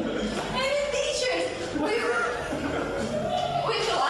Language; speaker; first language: English; non-native, learner; Portuguese